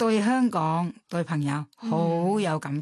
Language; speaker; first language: Cantonese; non-native, fluent; Thai